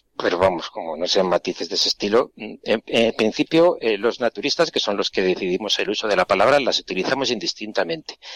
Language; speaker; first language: Spanish; native; Spanish